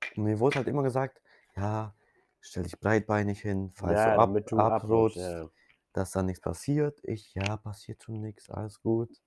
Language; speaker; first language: German; early bilingual, other home language; Polish